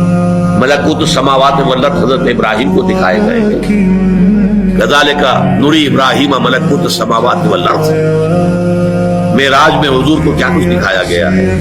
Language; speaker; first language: Urdu; native; Urdu